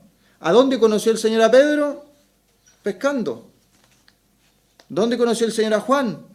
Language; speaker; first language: Spanish; native; Spanish